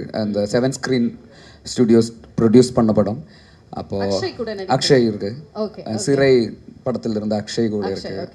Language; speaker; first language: Tamil; non-native, learner; Malayalam